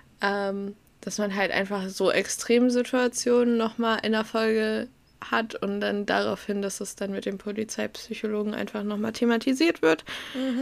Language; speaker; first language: German; native; German